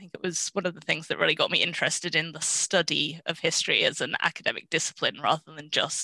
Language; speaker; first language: English; native; English